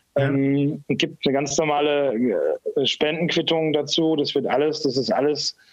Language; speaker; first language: German; native; German